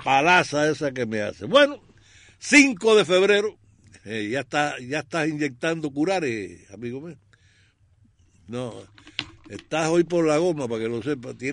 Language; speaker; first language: Spanish; native; Spanish